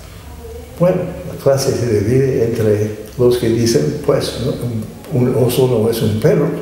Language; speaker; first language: Spanish; non-native, fluent; English